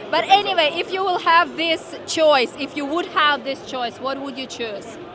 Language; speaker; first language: English; non-native, learner; Ukrainian